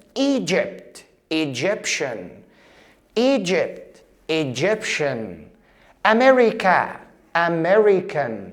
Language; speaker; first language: English; non-native, fluent; Arabic